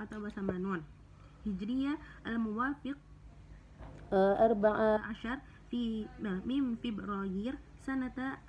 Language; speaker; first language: Arabic; non-native, learner; Indonesian